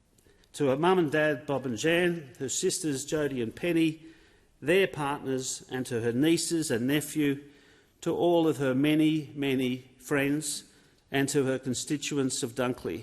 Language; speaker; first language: English; native; English